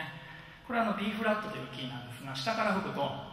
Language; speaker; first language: Japanese; native; Japanese